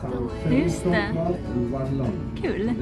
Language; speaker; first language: Swedish; non-native, learner; Japanese